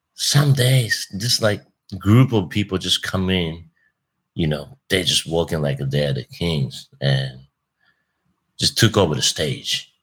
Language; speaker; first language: English; non-native, fluent; Japanese